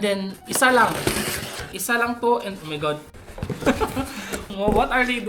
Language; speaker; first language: English; non-native, local second language; Filipino